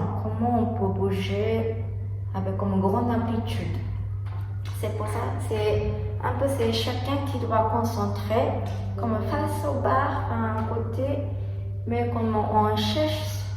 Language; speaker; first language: French; non-native, learner; Japanese